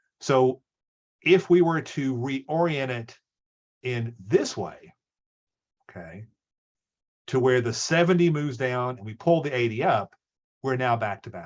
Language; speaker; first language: English; native; English